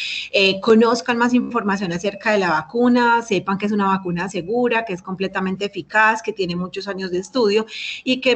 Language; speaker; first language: Spanish; native; Spanish